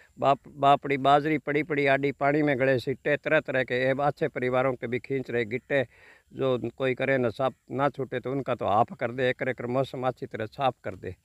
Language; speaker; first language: Hindi; native; Hindi